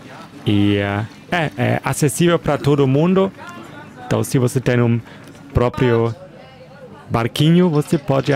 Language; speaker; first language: Portuguese; non-native, fluent; German